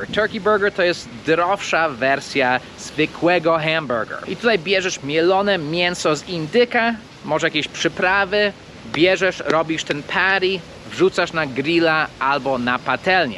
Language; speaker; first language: Polish; non-native, fluent; English